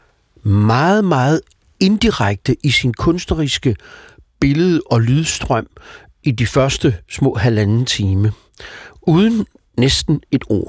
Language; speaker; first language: Danish; native; Danish